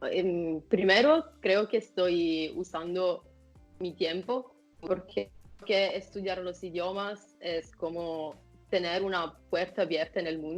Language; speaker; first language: Spanish; non-native, fluent; Italian